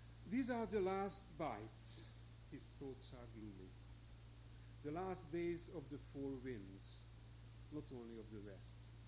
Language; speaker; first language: English; non-native, fluent; Hungarian